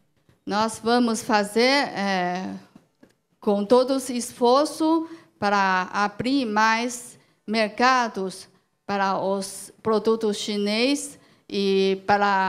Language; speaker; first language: Portuguese; non-native, learner; Chinese